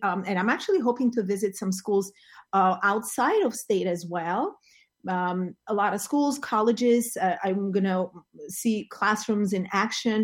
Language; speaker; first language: English; non-native, fluent; Armenian